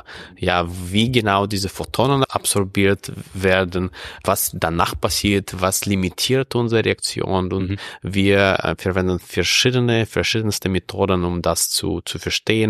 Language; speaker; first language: German; non-native, fluent; Russian